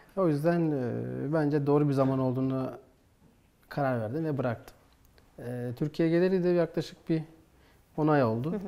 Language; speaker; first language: Turkish; native; Turkish